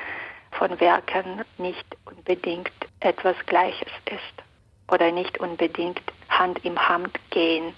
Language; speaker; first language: German; non-native, fluent; Belarusian